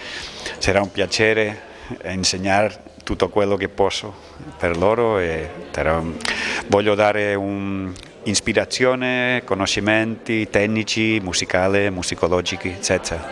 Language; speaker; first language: Italian; non-native, fluent; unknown